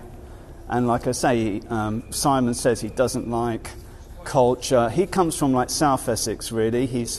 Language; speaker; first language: English; native; English